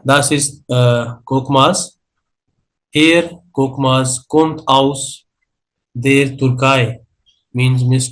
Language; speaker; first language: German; non-native, learner; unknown